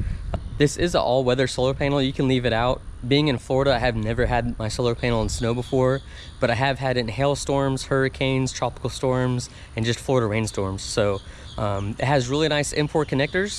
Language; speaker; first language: English; native; English